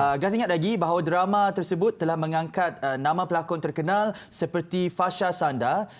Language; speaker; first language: Malay; native; Malay